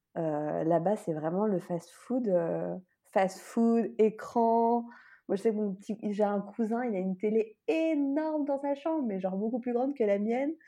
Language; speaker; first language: French; native; French